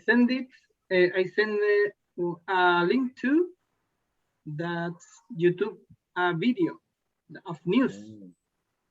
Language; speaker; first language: English; non-native, learner; Spanish